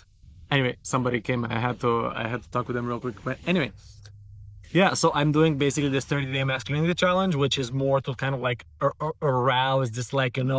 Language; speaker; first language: English; non-native, fluent; Romanian